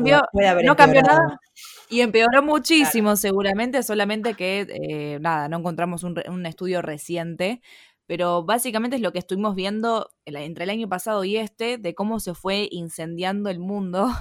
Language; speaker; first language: Spanish; native; Spanish